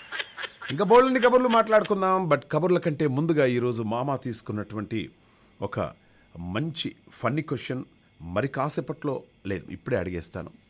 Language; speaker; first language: Telugu; native; Telugu